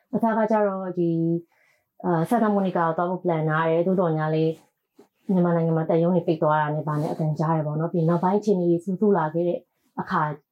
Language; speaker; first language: Burmese; native; Burmese